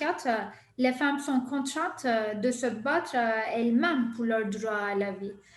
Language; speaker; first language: French; non-native, fluent; Turkish